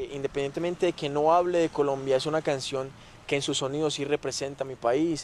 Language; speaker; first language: Spanish; native; Spanish